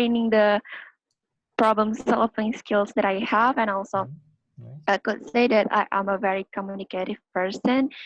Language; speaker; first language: English; non-native, learner; Indonesian